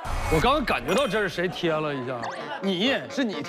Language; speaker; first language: Chinese; native; Chinese